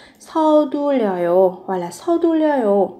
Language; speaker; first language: Korean; non-native, fluent; Vietnamese